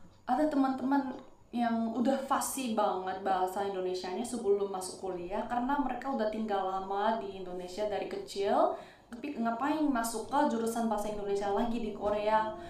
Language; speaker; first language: Indonesian; non-native, fluent; Korean